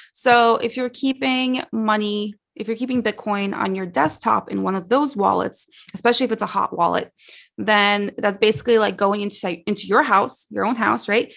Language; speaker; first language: English; early bilingual, other home language; Russian